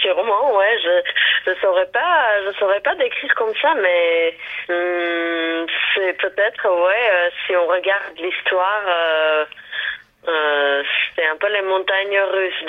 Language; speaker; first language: French; non-native, fluent; Armenian